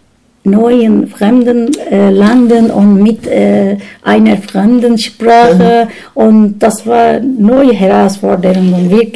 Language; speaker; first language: German; non-native, learner; Turkish